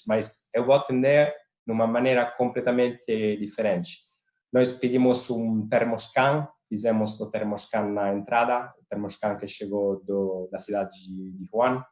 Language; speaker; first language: Portuguese; non-native, fluent; Italian